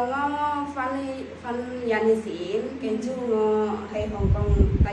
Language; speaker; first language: Cantonese; non-native, learner; Indonesian